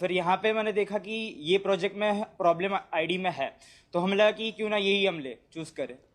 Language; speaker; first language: Hindi; non-native, local second language; Gujarati